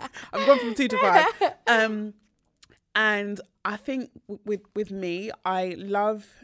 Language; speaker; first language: English; native; English